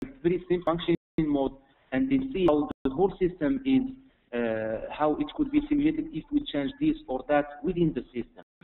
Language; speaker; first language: English; non-native, fluent; Arabic